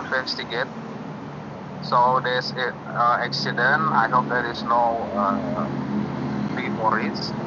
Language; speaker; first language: English; non-native, learner; Indonesian